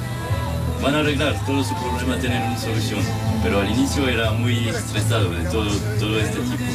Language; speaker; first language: Spanish; non-native, learner; French